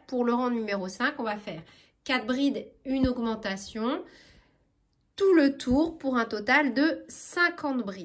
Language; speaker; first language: French; native; French